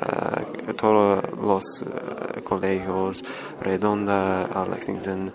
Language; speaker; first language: Spanish; non-native, learner; English